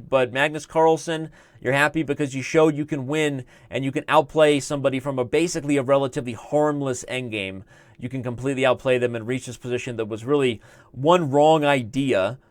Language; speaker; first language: English; native; English